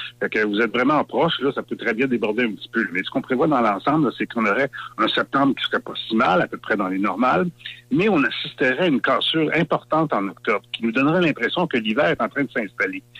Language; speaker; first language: French; native; French